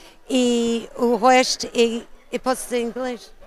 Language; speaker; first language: Portuguese; early bilingual, heritage; Portuguese